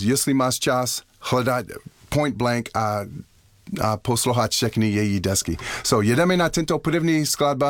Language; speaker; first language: Czech; non-native, learner; English